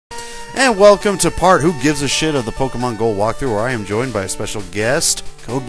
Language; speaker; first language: English; native; English